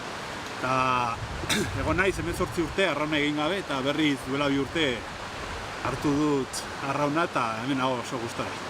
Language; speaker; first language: Basque; non-native, local second language; Spanish